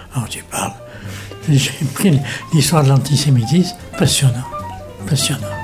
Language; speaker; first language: French; native; French